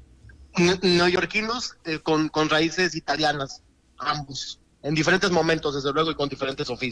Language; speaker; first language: Spanish; native; Spanish